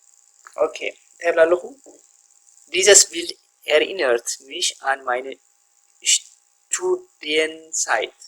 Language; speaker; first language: German; non-native, fluent; Tigrinya